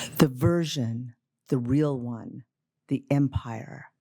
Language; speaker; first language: English; native; English